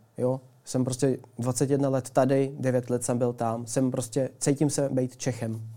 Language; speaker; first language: Czech; early bilingual, other home language; Ukrainian